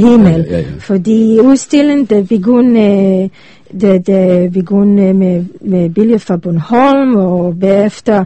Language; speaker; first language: Danish; non-native, learner; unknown